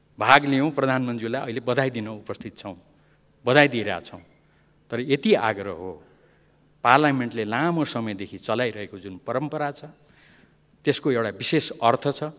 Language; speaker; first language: Nepali; non-native, local second language; Limbu